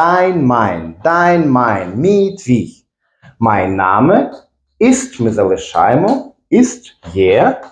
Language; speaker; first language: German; non-native, fluent; Ukrainian